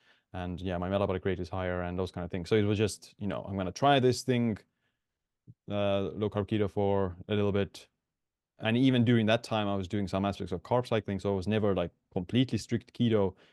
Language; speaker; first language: English; non-native, fluent; Estonian